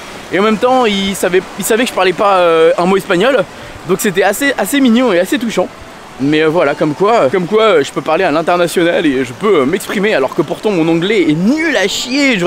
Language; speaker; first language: French; native; French